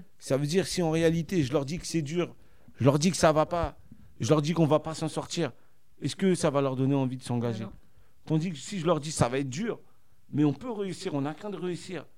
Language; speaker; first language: French; native; French